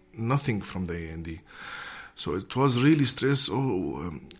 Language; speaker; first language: English; non-native, learner; Arabic